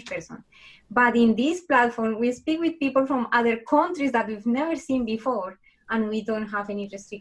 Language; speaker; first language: English; non-native, fluent; Spanish